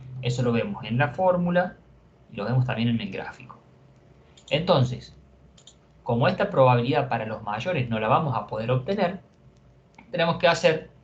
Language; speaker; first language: Spanish; native; Spanish